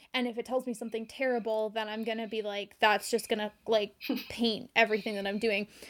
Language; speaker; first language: English; native; English